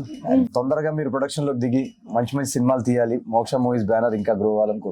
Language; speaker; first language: Telugu; native; Telugu